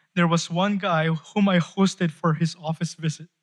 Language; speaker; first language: English; non-native, local second language; Filipino